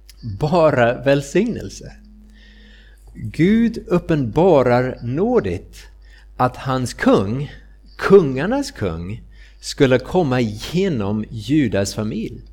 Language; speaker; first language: Swedish; non-native, fluent; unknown